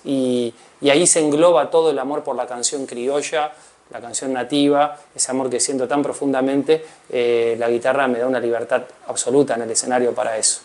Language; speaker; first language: Spanish; native; Spanish